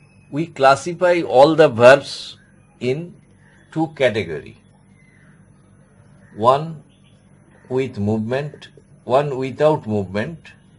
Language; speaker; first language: English; non-native, local second language; Bangla